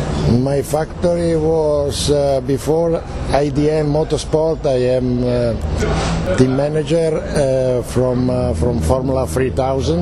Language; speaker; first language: English; non-native, learner; Italian